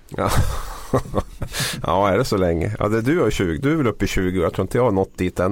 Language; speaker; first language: Swedish; native; Swedish